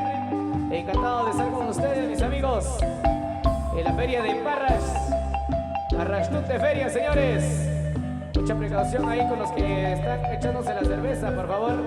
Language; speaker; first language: Spanish; native; Spanish